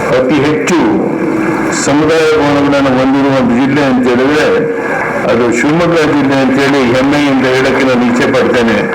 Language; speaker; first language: Kannada; native; Kannada